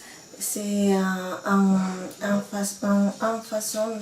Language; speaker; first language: French; non-native, learner; Spanish